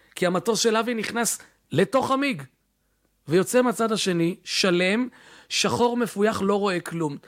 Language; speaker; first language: Hebrew; native; Hebrew